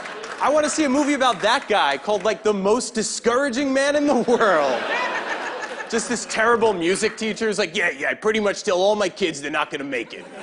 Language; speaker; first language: English; native; English